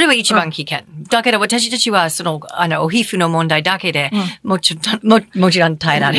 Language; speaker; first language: Japanese; non-native, fluent; English